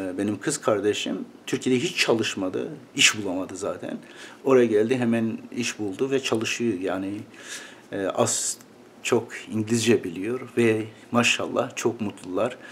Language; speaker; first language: Turkish; native; Turkish